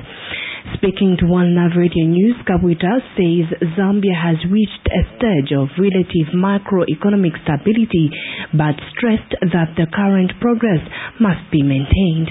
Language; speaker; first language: English; non-native, local second language; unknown